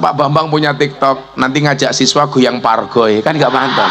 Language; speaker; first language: Indonesian; non-native, local second language; Javanese